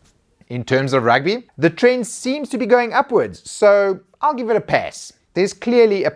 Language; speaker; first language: English; native; English